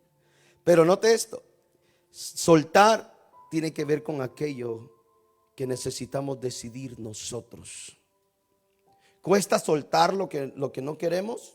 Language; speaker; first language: Spanish; native; Spanish